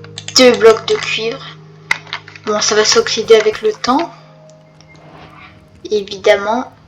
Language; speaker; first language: French; native; French